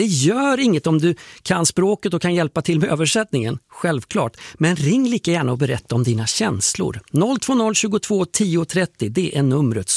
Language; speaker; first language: Swedish; native; Swedish